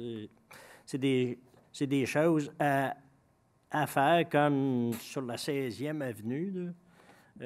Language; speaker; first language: French; native; French